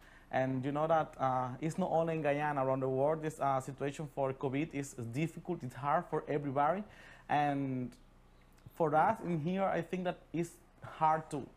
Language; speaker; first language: English; non-native, learner; Spanish